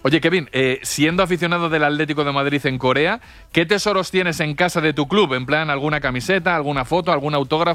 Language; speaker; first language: Spanish; native; Spanish